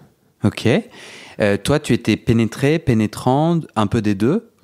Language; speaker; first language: French; native; French